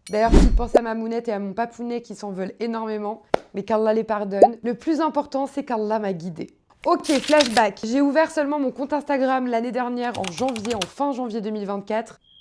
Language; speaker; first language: French; native; French